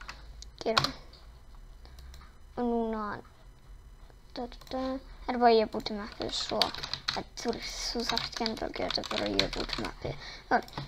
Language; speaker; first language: Icelandic; non-native, learner; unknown